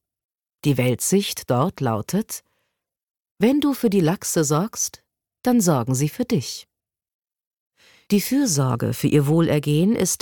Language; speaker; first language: German; native; German